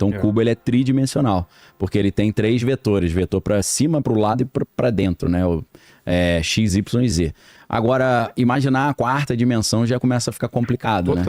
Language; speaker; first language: Portuguese; native; Portuguese